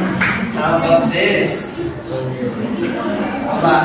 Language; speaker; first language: English; non-native, local second language; Javanese